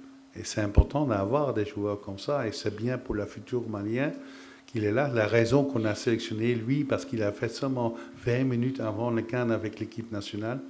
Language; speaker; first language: French; non-native, fluent; Dutch